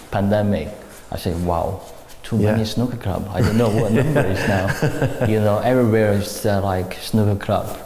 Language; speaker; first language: English; non-native, learner; Chinese